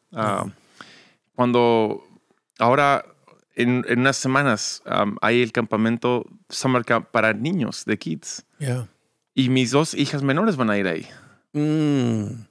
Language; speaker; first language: Spanish; early bilingual, other home language; English